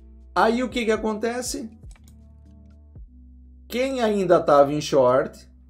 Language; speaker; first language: Portuguese; native; Portuguese